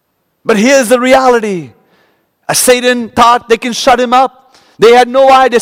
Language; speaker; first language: English; non-native, local second language; Malayalam